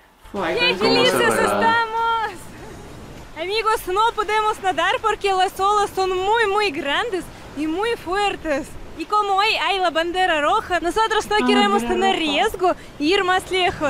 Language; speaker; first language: Spanish; non-native, fluent; Russian